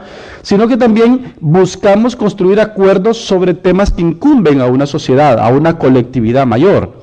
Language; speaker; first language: Spanish; native; Spanish